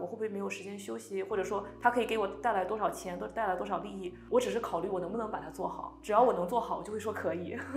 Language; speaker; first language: Chinese; early bilingual, heritage; Chinese